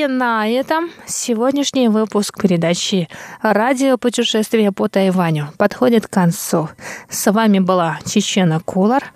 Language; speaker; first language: Russian; non-native, local second language; Tuvinian